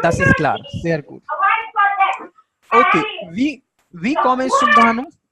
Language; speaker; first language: German; non-native, fluent; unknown